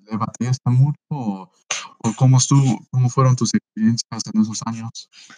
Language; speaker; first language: Spanish; early bilingual, heritage; Spanish